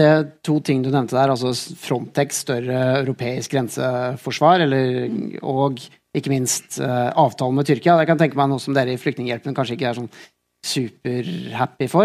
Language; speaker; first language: Norwegian; native; Norwegian